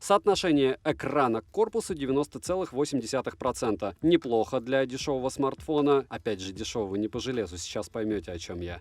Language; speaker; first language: Russian; native; Russian